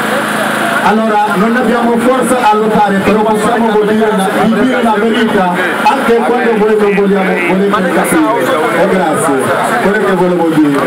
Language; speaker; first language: Italian; non-native, learner; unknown